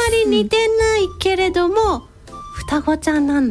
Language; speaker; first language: Japanese; native; Japanese